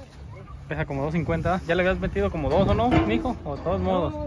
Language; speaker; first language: Spanish; native; Spanish